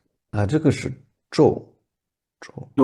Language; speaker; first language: Chinese; non-native, learner; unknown